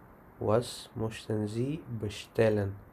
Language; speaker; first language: German; non-native, fluent; Pashto